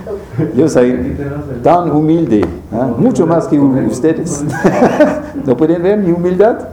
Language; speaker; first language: Spanish; non-native, fluent; French